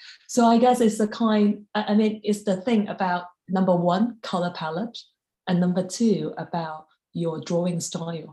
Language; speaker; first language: English; non-native, local second language; Cantonese